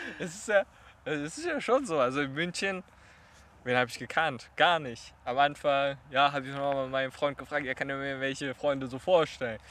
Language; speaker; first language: German; non-native, fluent; Chinese